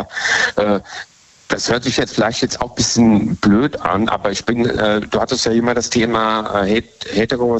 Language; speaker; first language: German; native; German